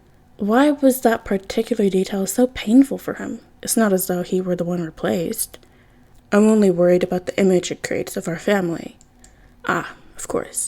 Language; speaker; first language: English; native; English